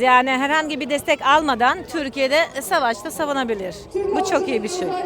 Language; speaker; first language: Turkish; non-native, learner; Ukrainian